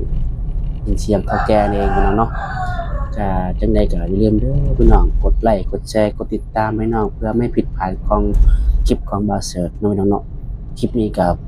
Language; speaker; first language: Thai; non-native, local second language; Lao